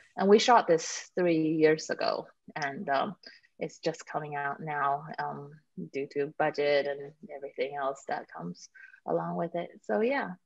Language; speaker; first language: English; native; English